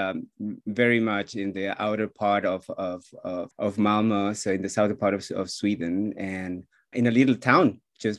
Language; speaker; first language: English; non-native, fluent; Spanish